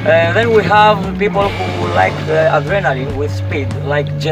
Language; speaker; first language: English; non-native, learner; Greek